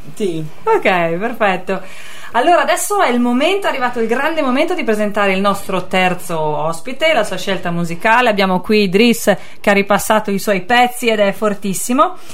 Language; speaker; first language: Italian; native; Italian